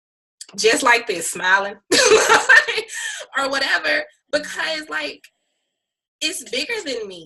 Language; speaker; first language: English; native; English